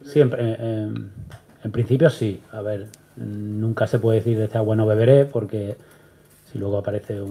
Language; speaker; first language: Spanish; native; Spanish